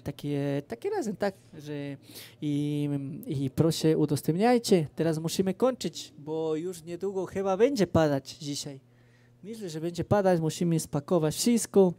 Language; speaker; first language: Polish; non-native, fluent; Spanish